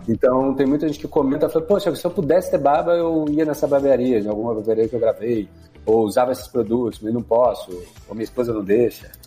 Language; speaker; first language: Portuguese; native; Portuguese